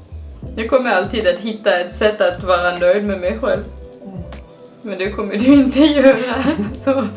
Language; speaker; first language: Swedish; non-native, fluent; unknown